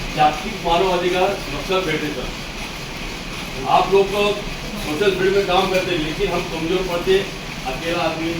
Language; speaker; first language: Hindi; native; Hindi